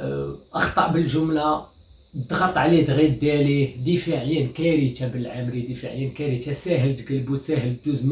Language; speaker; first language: Arabic; native; Arabic